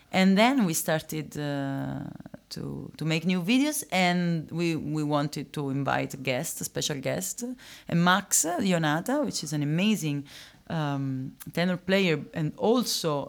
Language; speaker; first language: English; non-native, fluent; Italian